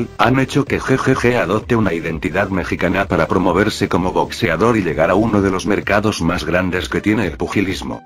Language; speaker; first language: Spanish; native; Spanish